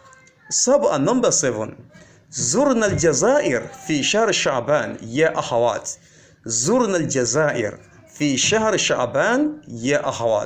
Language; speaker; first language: Arabic; non-native, fluent; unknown